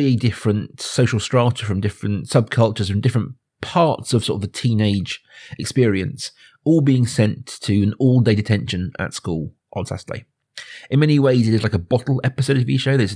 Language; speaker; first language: English; native; English